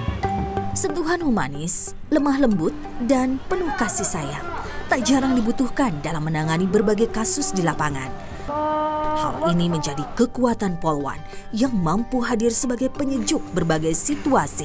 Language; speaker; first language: Indonesian; native; Indonesian